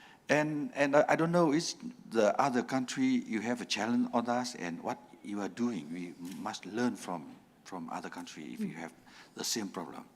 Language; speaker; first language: English; non-native, learner; Vietnamese